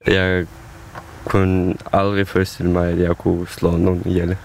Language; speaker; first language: Danish; non-native, fluent; Ukrainian